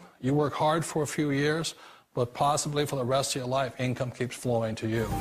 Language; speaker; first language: English; native; English